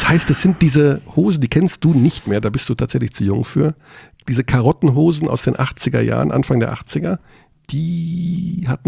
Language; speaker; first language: German; native; German